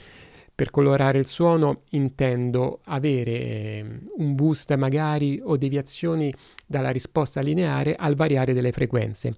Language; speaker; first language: Italian; native; Italian